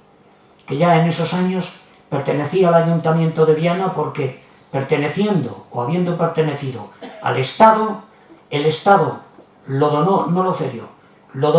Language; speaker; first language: Spanish; native; Spanish